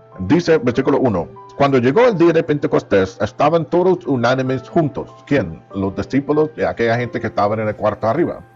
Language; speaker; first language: Spanish; non-native, fluent; English